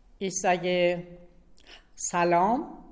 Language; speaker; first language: German; non-native, learner; Persian